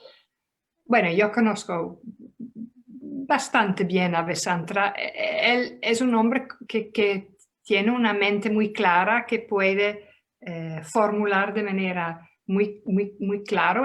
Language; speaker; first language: Spanish; non-native, fluent; Dutch